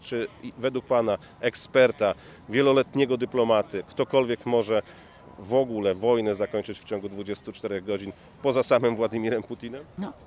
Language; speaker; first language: Polish; native; Polish